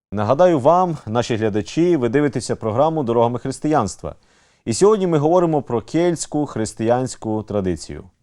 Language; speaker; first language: Ukrainian; native; Ukrainian